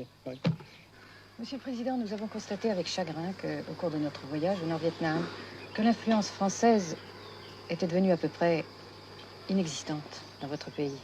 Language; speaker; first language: French; native; French